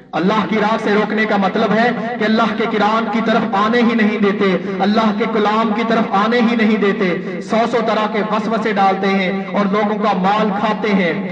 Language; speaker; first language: Urdu; non-native, local second language; Punjabi